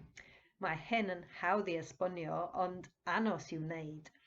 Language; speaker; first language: Welsh; non-native, fluent; English